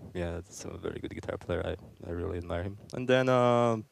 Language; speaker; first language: English; non-native, fluent; Slovak